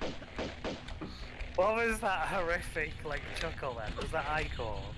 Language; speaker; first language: English; native; English